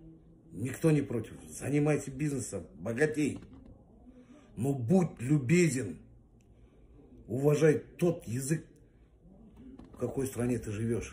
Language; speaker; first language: Russian; non-native, local second language; Kazakh